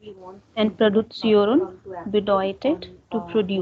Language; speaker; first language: German; non-native, learner; Hindi